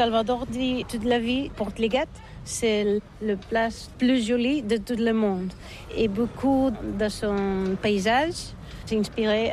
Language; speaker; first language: French; non-native, learner; Catalan